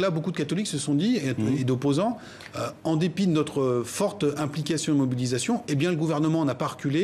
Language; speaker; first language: French; native; French